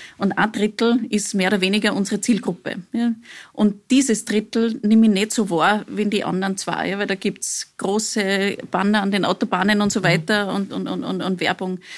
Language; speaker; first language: German; native; German